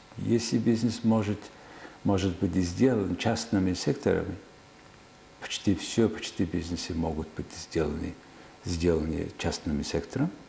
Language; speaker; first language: Russian; non-native, fluent; Mongolian